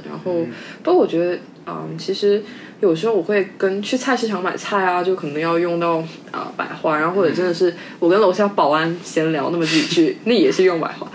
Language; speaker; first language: Chinese; non-native, local second language; Min Nan Chinese